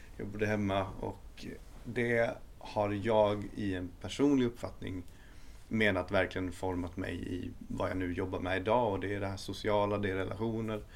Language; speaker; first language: Swedish; native; Swedish